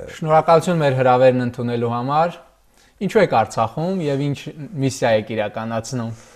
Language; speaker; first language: Armenian; native; Armenian